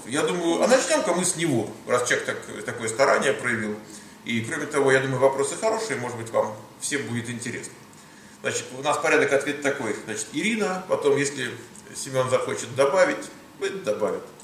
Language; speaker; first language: Russian; native; Russian